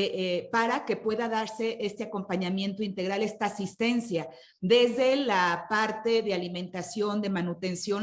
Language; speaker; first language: Spanish; native; Spanish